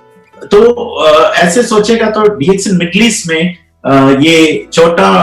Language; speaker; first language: Hindi; non-native, local second language; Malayalam